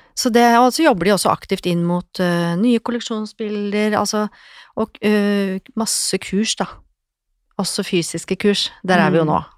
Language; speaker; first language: Norwegian; native; Norwegian